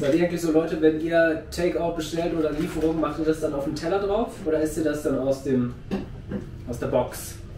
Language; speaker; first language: German; native; German